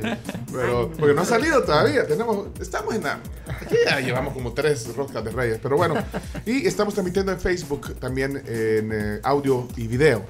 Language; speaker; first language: Spanish; native; Spanish